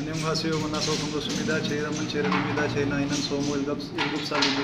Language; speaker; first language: Korean; non-native, learner; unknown